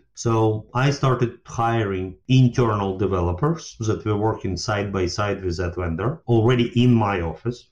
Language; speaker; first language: English; non-native, fluent; Ukrainian